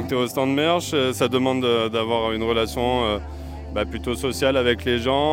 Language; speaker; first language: French; native; French